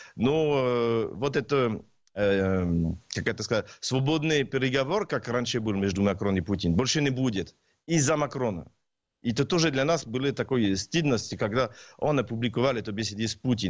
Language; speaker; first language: Russian; non-native, learner; French